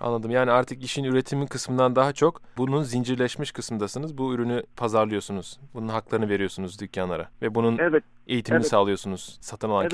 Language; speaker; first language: Turkish; native; Turkish